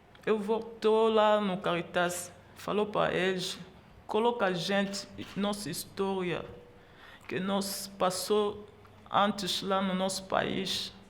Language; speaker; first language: Portuguese; non-native, learner; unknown